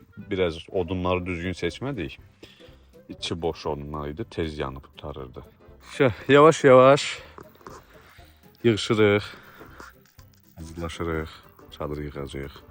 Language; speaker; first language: Azerbaijani; native; Azerbaijani